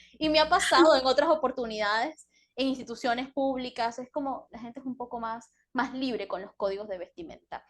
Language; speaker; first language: Spanish; native; Spanish